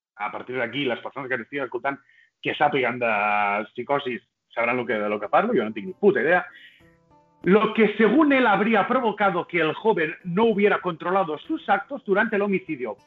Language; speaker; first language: Spanish; non-native, local second language; Catalan